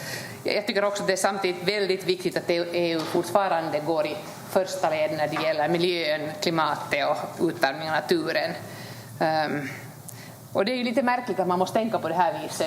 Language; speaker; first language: Swedish; native; Swedish